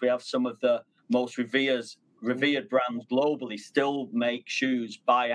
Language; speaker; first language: English; native; English